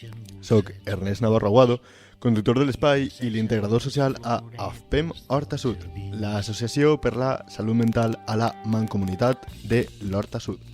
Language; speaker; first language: Catalan; native; Catalan